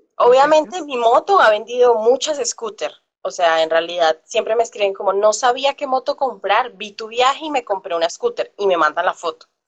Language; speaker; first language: Spanish; native; Spanish